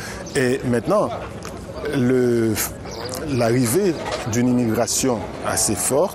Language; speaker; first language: French; non-native, local second language; Haitian Creole